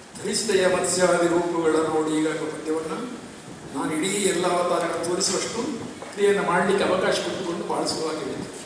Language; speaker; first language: Kannada; non-native, local second language; Tulu